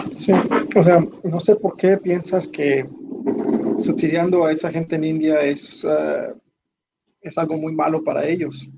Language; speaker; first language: Spanish; early bilingual, heritage; Spanish